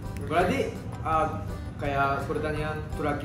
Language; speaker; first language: Indonesian; non-native, learner; Japanese